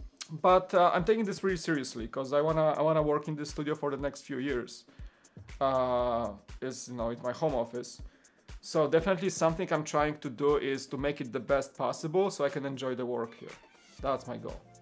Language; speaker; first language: English; non-native, fluent; Polish